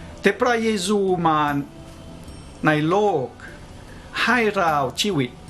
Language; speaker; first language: Thai; non-native, fluent; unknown